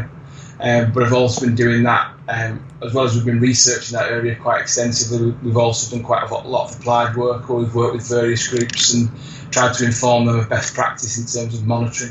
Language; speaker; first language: English; native; English